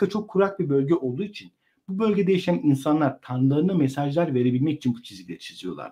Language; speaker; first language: Turkish; native; Turkish